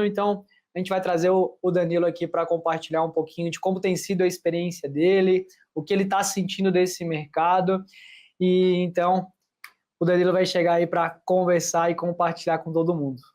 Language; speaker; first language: Portuguese; native; Portuguese